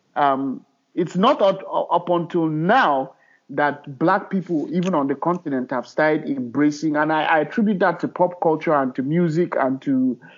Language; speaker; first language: English; non-native, local second language; Hausa